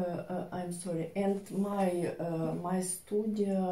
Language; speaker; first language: English; non-native, learner; Russian